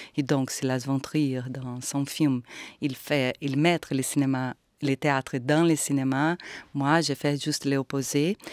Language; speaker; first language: French; non-native, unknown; Portuguese